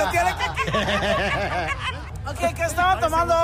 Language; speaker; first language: Spanish; early bilingual, heritage; Spanish